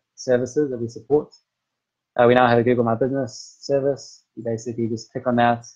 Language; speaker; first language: English; native; English